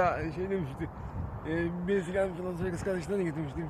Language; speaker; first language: Turkish; native; Turkish